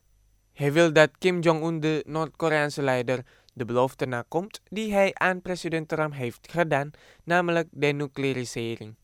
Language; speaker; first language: Dutch; non-native, fluent; Indonesian